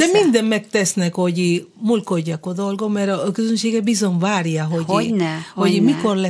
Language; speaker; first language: Hungarian; non-native, fluent; Spanish